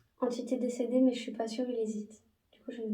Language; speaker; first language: French; native; French